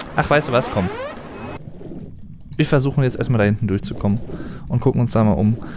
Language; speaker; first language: German; native; German